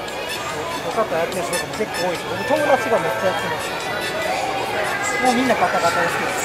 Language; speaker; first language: Japanese; native; Japanese